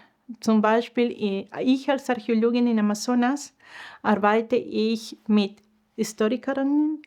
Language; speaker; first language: German; non-native, fluent; Spanish